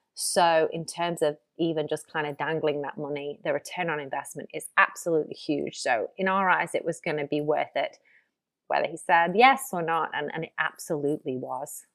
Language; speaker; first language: English; native; English